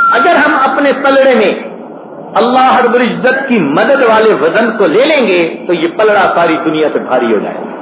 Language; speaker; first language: Urdu; non-native, local second language; Punjabi